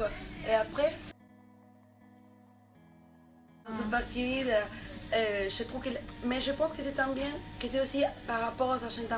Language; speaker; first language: French; non-native, fluent; Spanish